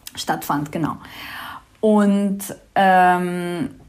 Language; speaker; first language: German; non-native, fluent; Ukrainian